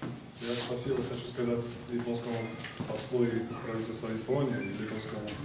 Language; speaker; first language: Russian; non-native, local second language; Georgian